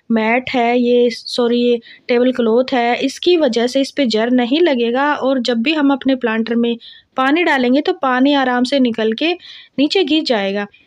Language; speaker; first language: Hindi; native; Hindi